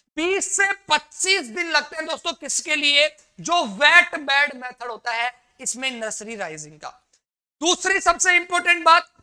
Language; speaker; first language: Hindi; native; Hindi